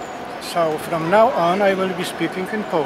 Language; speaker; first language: English; non-native, fluent; Polish